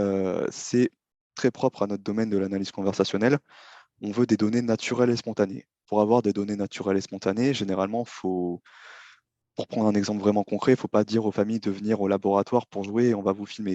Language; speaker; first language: French; native; French